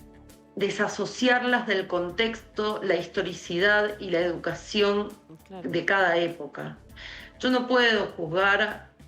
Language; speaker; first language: Spanish; native; Spanish